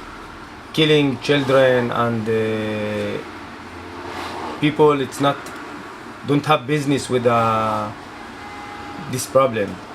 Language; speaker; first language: English; non-native, learner; Arabic